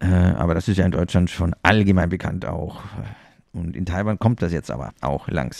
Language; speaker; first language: German; native; German